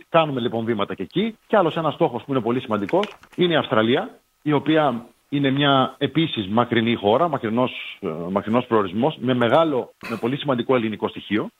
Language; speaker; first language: Greek; native; Greek